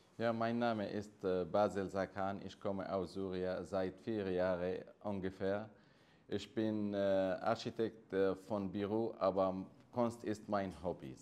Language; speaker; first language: German; non-native, learner; Arabic